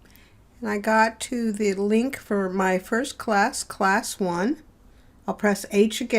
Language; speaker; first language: English; native; English